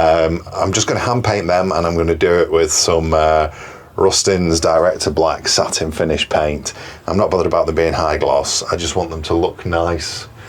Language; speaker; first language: English; native; English